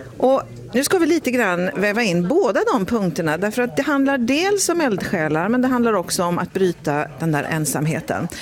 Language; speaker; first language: Swedish; native; Swedish